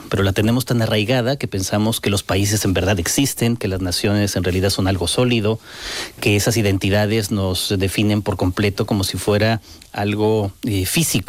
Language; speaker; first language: Spanish; native; Spanish